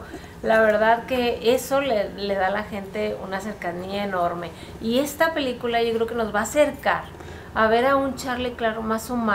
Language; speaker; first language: Spanish; native; Spanish